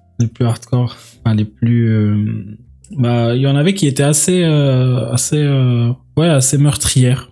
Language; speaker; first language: French; native; French